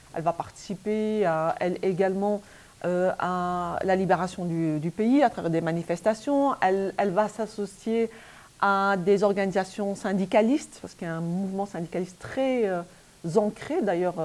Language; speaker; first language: French; native; French